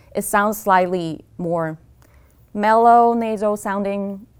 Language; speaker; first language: English; non-native, fluent; Chinese